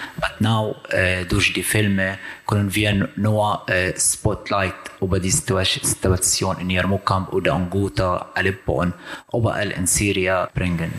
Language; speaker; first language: German; non-native, learner; Arabic